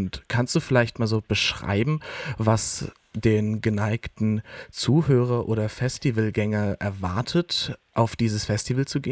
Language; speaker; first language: German; native; German